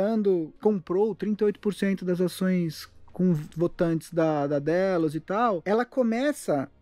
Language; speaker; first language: Portuguese; native; Portuguese